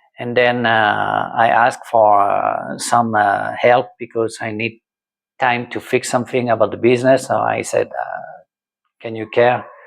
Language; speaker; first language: English; non-native, learner; French